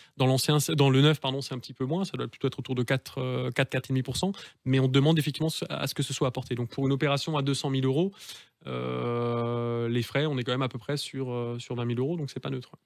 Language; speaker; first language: French; native; French